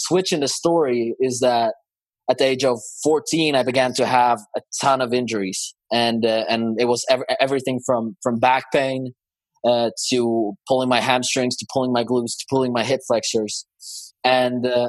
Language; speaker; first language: English; non-native, fluent; Polish